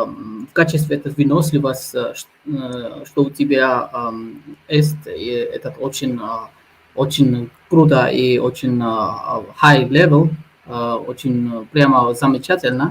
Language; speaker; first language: Russian; non-native, learner; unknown